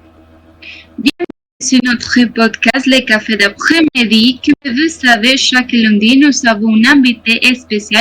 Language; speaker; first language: French; non-native, learner; Spanish